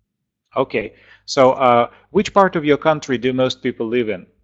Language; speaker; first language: English; non-native, fluent; Russian